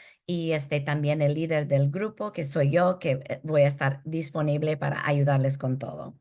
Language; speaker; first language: Spanish; early bilingual, heritage; Spanish